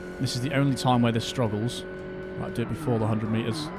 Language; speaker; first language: English; native; English